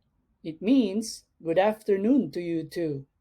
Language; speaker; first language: English; non-native, local second language; Cebuano